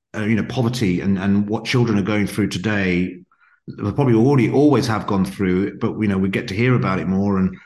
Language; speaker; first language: English; native; English